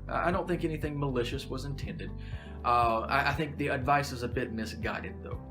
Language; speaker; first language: English; native; English